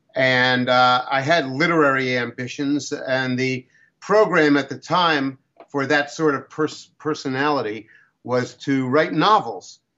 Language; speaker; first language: English; native; English